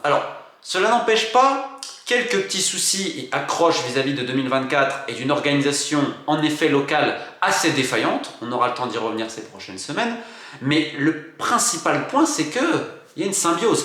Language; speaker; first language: French; native; French